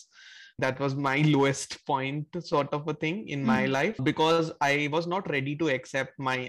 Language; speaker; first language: English; non-native, local second language; Hindi